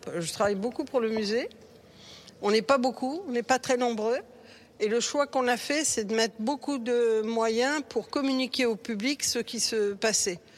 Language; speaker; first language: French; early bilingual, other home language; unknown